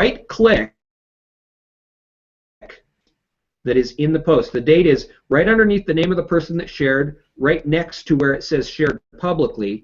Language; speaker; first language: English; native; English